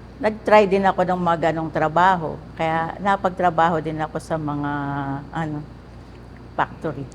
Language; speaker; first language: Filipino; native; Filipino